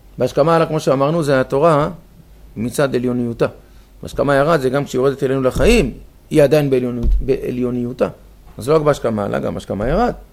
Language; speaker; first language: Hebrew; native; Hebrew